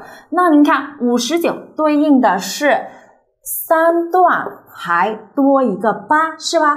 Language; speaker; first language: Chinese; native; Chinese